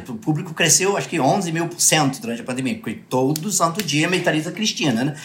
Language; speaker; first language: Portuguese; early bilingual, other home language; English